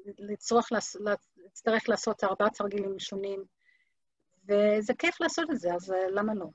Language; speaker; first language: Hebrew; native; Hebrew